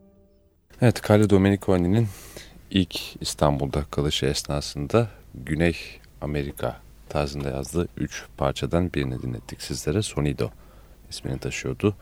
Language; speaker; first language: Turkish; native; Turkish